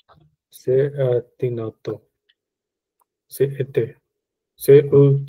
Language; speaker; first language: French; non-native, learner; Punjabi